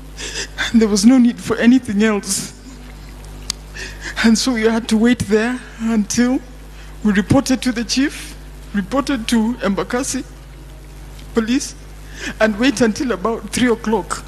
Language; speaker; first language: English; non-native, local second language; Swahili